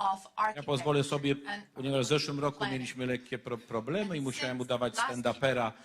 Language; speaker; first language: Polish; native; Polish